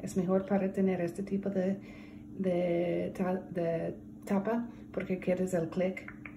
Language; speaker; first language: Spanish; non-native, learner; English